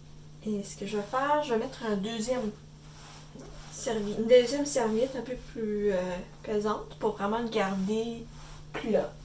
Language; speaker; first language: French; native; French